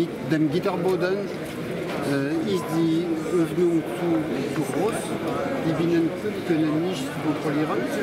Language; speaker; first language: German; non-native, fluent; French